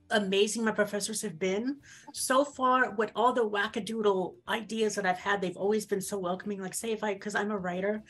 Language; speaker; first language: English; native; English